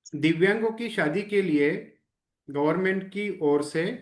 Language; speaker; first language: Hindi; non-native, local second language; Marathi